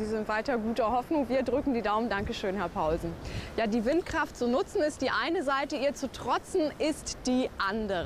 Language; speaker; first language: German; native; German